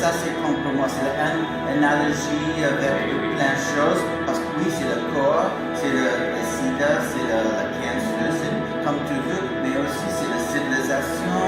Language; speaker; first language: French; non-native, learner; English